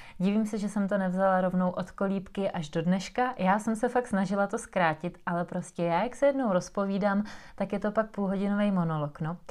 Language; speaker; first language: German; non-native, fluent; Czech